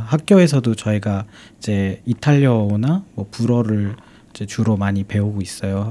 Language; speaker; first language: Korean; non-native, fluent; Tamil